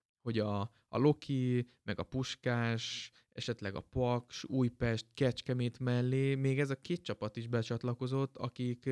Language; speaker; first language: Hungarian; native; Hungarian